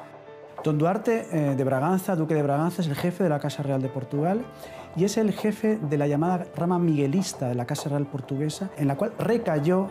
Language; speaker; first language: Spanish; native; Spanish